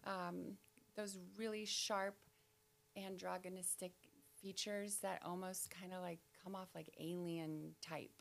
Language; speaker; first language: English; native; English